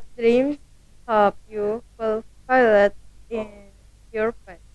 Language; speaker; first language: English; non-native, learner; Indonesian